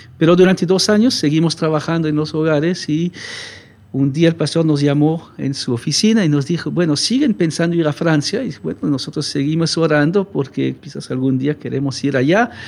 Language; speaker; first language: Spanish; non-native, fluent; French